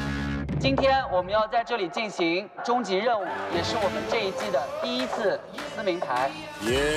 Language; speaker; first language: Chinese; native; Chinese